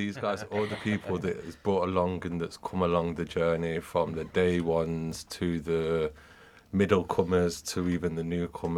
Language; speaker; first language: English; native; English